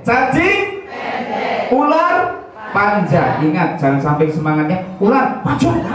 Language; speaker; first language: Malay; non-native, local second language; Javanese